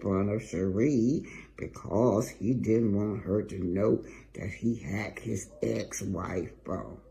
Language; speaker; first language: English; native; English